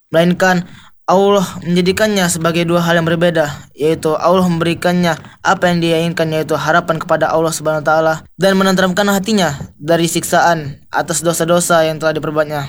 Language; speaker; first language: Indonesian; native; Indonesian